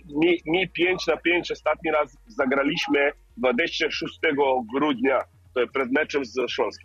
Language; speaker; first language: Polish; non-native, learner; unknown